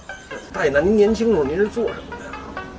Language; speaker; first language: Chinese; native; Chinese